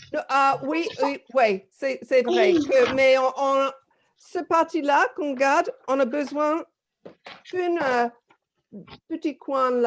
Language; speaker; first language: French; non-native, fluent; English